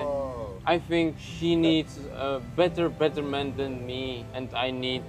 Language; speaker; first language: English; non-native, learner; Czech